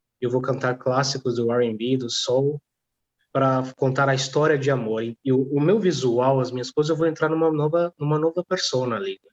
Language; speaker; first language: Portuguese; non-native, fluent; Polish